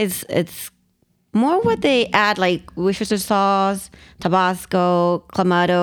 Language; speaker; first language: English; non-native, fluent; Spanish